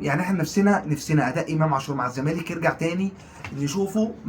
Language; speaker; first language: Arabic; native; Arabic